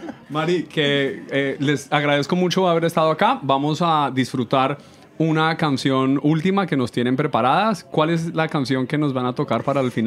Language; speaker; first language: Spanish; native; Spanish